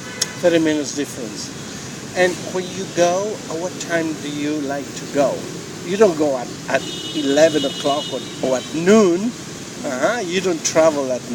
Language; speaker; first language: English; non-native, fluent; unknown